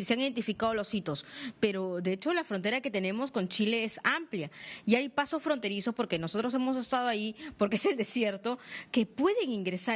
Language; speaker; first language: Spanish; native; Spanish